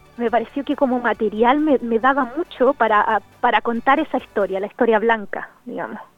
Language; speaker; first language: Spanish; native; Spanish